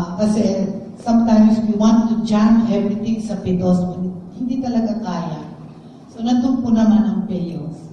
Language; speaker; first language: Filipino; native; Filipino